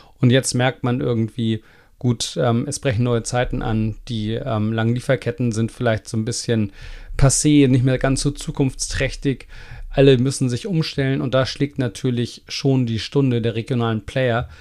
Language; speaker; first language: German; native; German